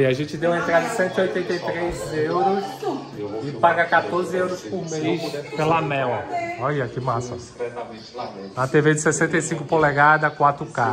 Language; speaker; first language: Portuguese; native; Portuguese